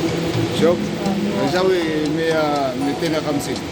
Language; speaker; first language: Arabic; non-native, learner; Filipino